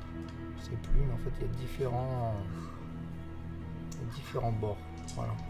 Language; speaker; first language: French; native; French